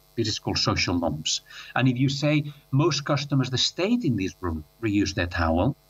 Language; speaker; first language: English; non-native, fluent; Catalan